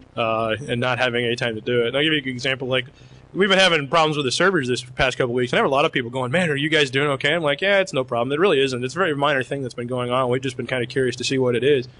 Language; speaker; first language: English; native; English